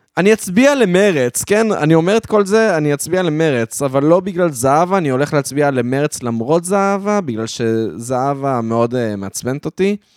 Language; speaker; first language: Hebrew; early bilingual, other home language; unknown